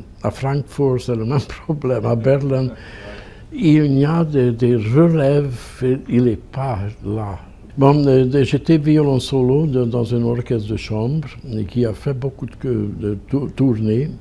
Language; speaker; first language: French; non-native, fluent; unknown